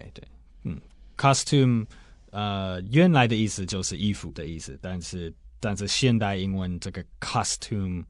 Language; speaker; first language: Chinese; non-native, fluent; English